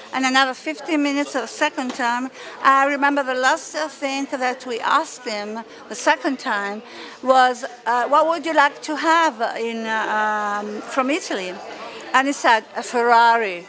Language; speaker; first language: English; non-native, fluent; Italian